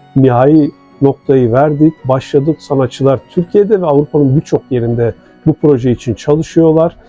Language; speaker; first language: Turkish; non-native, local second language; Kurdish